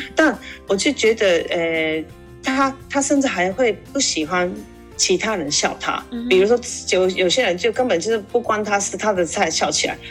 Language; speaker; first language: Chinese; non-native, fluent; Japanese